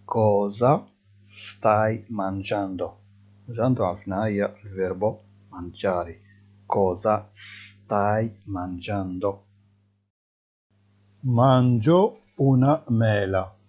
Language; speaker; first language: Italian; non-native, fluent; Arabic